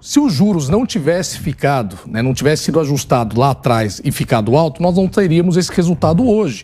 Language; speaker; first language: Portuguese; native; Portuguese